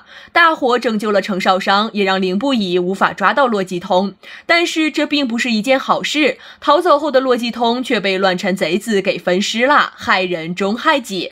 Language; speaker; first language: Chinese; native; Chinese